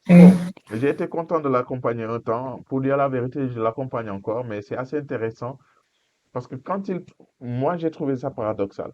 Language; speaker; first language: French; non-native, fluent; Portuguese